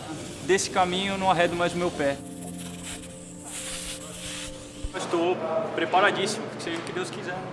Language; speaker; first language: Portuguese; native; Portuguese